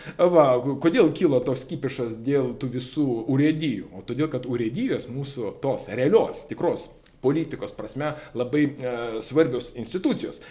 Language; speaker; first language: Lithuanian; non-native, local second language; Russian